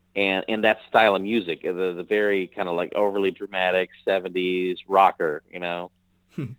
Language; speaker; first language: English; native; English